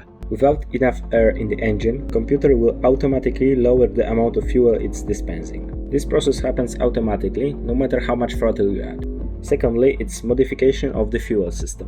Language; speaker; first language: English; non-native, fluent; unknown